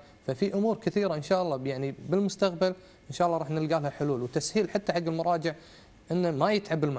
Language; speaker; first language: Arabic; native; Arabic